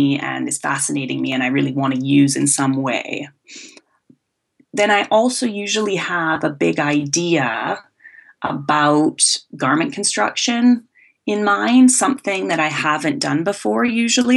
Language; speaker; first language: English; native; English